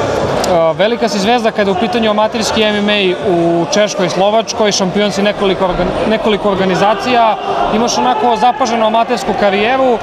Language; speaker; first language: Serbian; native; Serbian